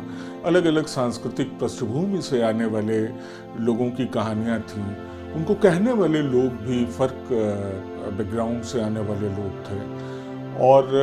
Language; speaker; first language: Hindi; native; Hindi